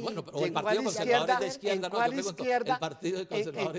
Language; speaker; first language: Spanish; native; Spanish